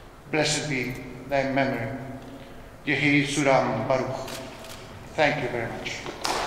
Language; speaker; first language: English; non-native, fluent; Spanish